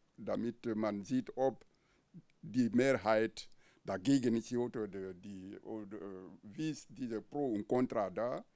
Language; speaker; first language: German; non-native, fluent; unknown